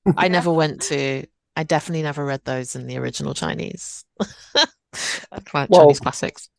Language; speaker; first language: English; native; English